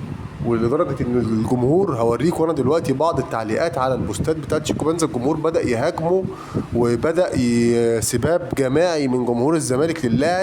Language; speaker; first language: Arabic; native; Arabic